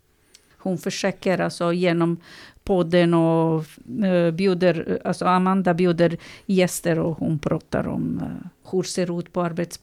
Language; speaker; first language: Swedish; non-native, learner; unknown